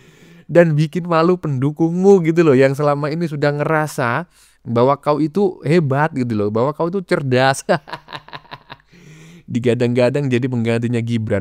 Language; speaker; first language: Indonesian; native; Indonesian